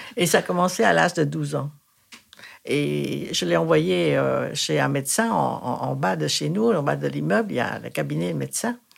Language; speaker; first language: French; non-native, fluent; Thai